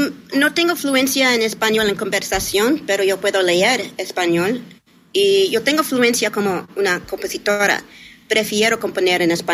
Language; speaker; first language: Spanish; early bilingual, heritage; English